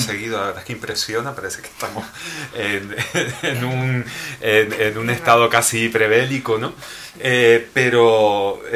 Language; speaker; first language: Spanish; native; Spanish